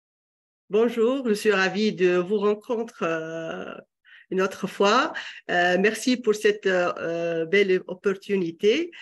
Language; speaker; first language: French; non-native, local second language; Arabic